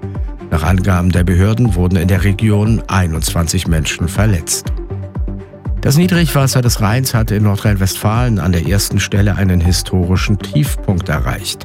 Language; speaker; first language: German; native; German